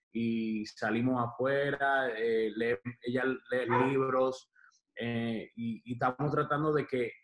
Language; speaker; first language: Spanish; native; Spanish